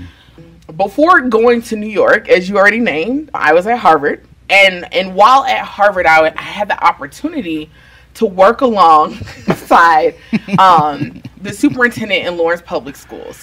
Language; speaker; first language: English; native; English